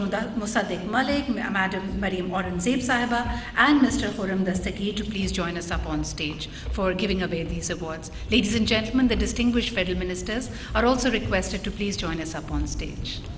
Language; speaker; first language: English; non-native, local second language; Urdu